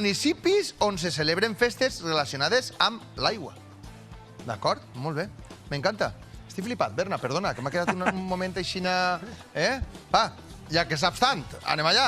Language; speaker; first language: Catalan; native; Catalan